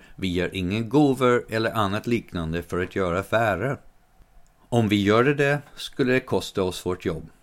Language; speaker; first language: Swedish; non-native, fluent; English